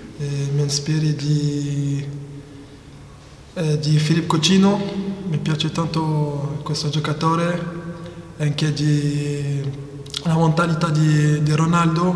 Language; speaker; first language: Italian; non-native, learner; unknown